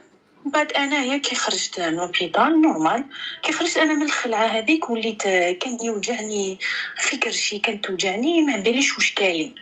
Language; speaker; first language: Arabic; native; Arabic